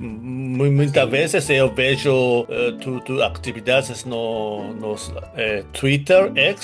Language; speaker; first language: Portuguese; non-native, learner; Japanese